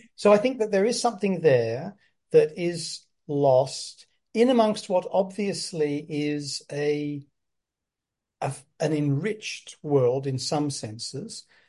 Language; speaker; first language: English; native; English